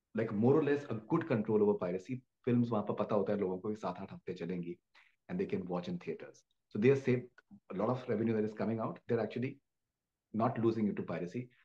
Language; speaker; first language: Hindi; native; Hindi